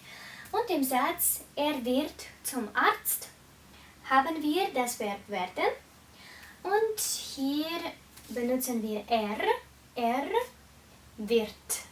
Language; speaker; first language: German; non-native, fluent; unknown